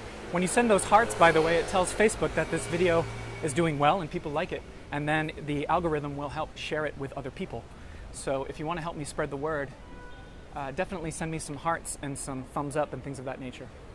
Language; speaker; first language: English; native; English